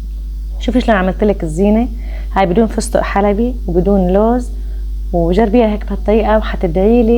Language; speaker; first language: Arabic; native; Arabic